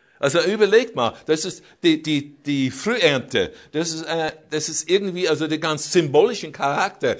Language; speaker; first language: German; non-native, fluent; English